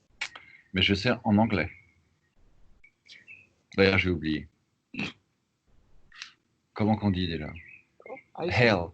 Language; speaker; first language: French; native; French